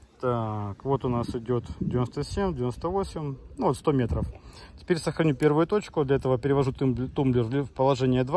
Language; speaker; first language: Russian; native; Russian